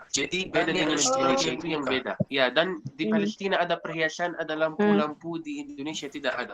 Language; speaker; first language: Indonesian; non-native, fluent; Arabic